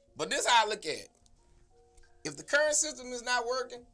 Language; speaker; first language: English; native; English